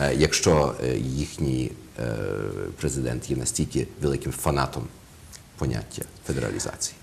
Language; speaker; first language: Ukrainian; early bilingual, heritage; Ukrainian